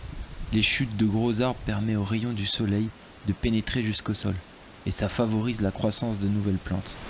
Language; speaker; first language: French; native; French